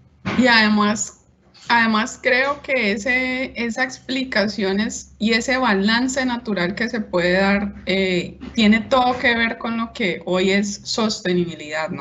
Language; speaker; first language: Spanish; native; Spanish